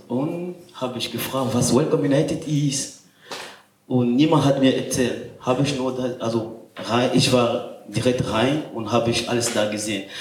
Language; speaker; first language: German; non-native, learner; French